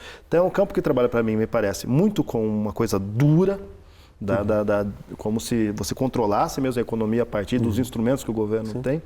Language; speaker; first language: Portuguese; native; Portuguese